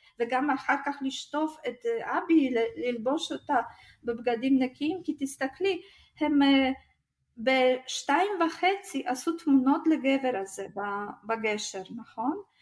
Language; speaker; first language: Hebrew; non-native, fluent; Russian